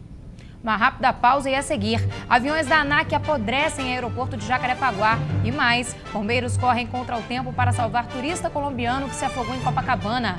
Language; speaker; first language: Portuguese; native; Portuguese